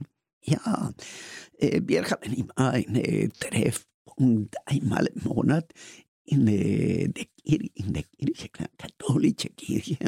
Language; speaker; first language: German; non-native, learner; Spanish